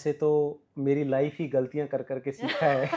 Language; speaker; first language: Hindi; native; Hindi